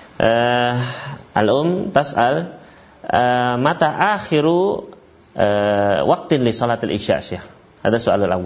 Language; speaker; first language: Arabic; non-native, fluent; Indonesian